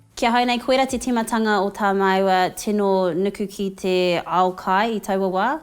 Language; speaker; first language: Māori; non-native, local second language; English